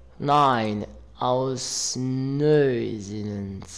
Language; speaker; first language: German; non-native, learner; Arabic